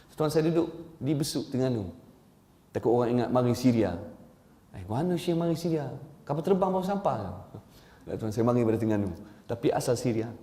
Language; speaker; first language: Malay; non-native, fluent; Arabic